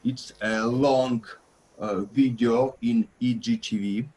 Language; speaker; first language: English; non-native, learner; Russian